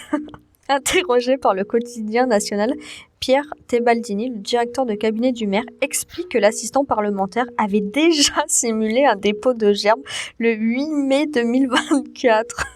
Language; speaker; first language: French; native; French